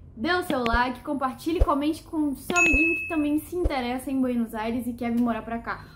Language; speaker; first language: Portuguese; native; Portuguese